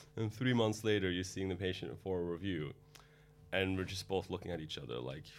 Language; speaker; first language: English; non-native, fluent; Dutch